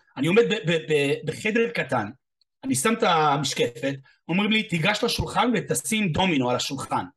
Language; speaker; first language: Hebrew; non-native, fluent; English